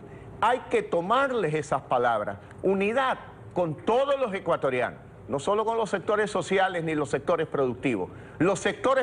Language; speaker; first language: Spanish; native; Spanish